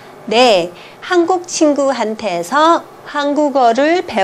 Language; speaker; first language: Korean; non-native, fluent; Chinese